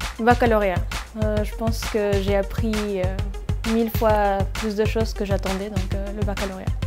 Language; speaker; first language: French; non-native, fluent; Spanish